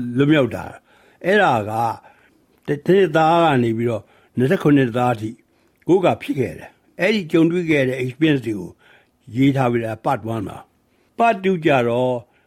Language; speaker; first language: Burmese; native; Burmese